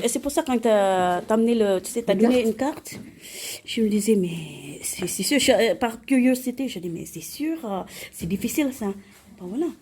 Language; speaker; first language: French; non-native, fluent; Filipino